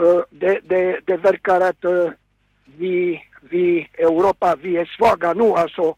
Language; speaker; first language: Swedish; non-native, fluent; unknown